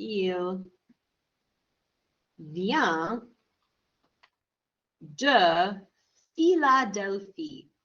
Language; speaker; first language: French; non-native, fluent; English